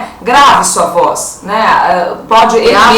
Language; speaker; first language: Portuguese; native; Portuguese